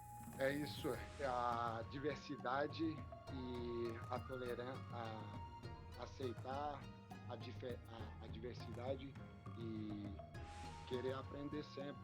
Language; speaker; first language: Portuguese; non-native, fluent; French